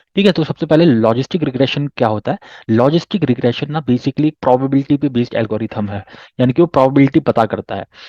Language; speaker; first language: Hindi; native; Hindi